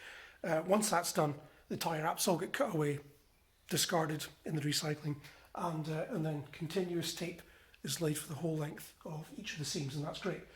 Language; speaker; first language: English; native; English